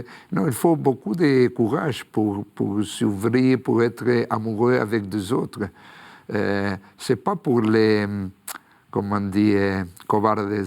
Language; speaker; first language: French; non-native, fluent; Spanish